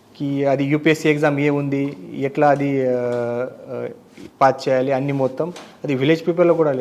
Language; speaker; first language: Telugu; non-native, fluent; Marathi